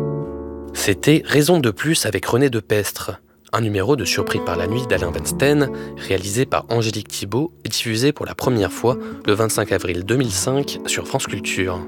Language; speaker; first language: French; native; French